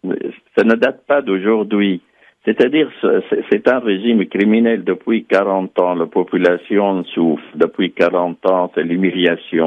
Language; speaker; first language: French; non-native, fluent; Arabic